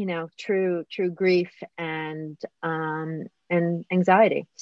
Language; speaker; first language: English; native; English